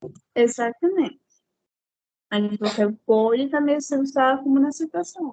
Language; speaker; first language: Portuguese; non-native, fluent; Spanish